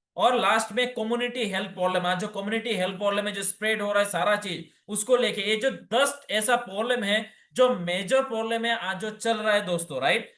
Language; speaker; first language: Hindi; non-native, local second language; Bangla